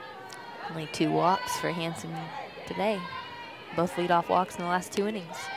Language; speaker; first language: English; native; English